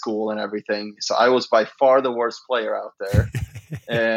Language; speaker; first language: English; non-native, fluent; Swedish